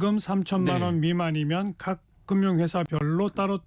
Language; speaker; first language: Korean; native; Korean